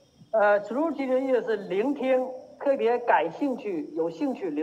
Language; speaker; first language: Chinese; native; Chinese